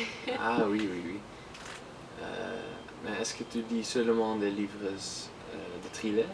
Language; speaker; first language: French; non-native, learner; Dutch